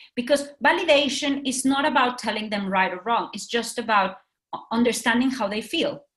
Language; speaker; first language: English; non-native, fluent; Spanish